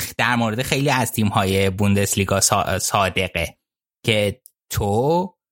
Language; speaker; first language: Persian; native; Persian